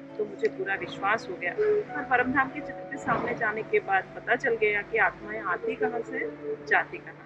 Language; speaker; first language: Hindi; non-native, local second language; Telugu